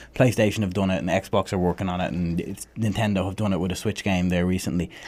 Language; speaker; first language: English; native; English